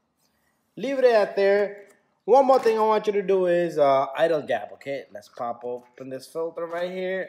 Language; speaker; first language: English; native; English